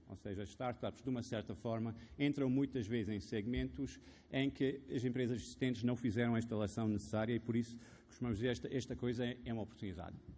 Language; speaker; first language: Portuguese; non-native, fluent; Arabic